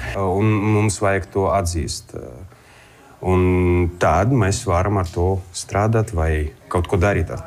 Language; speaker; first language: Latvian; non-native, local second language; Russian